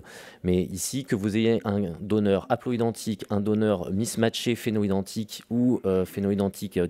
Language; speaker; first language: French; native; French